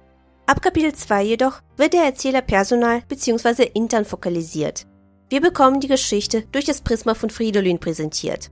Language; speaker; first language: German; native; German